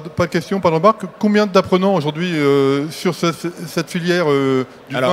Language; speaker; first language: French; native; French